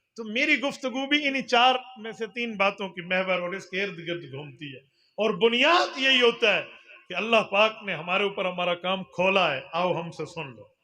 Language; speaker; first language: Urdu; non-native, local second language; Punjabi